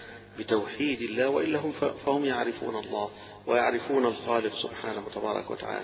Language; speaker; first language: Arabic; native; Arabic